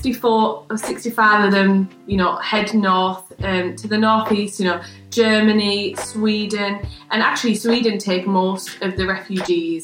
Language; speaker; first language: English; native; English